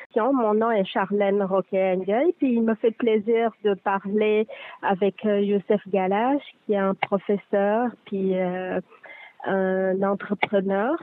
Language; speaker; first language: French; native; French